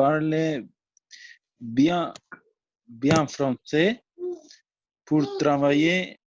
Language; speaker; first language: French; non-native, learner; Albanian